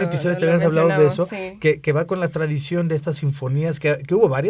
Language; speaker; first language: Spanish; native; Spanish